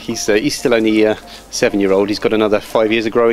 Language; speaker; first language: English; native; English